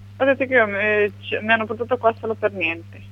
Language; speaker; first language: Italian; non-native, learner; Romanian